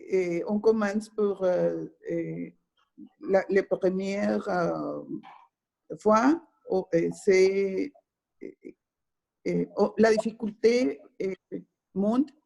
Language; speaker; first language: French; non-native, learner; Spanish